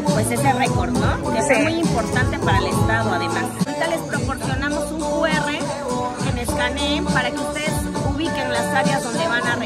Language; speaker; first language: Spanish; native; Spanish